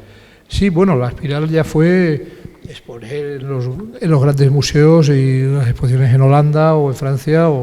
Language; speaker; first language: Spanish; native; Spanish